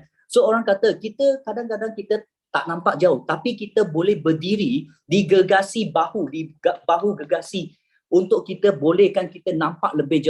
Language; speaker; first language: Malay; native; Malay